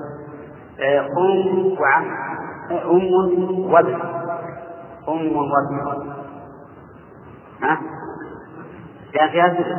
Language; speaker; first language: Arabic; native; Arabic